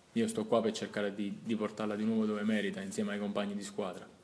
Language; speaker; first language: Italian; native; Italian